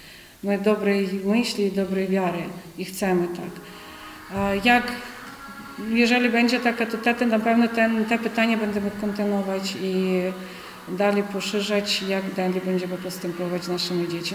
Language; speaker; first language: Polish; non-native, fluent; Ukrainian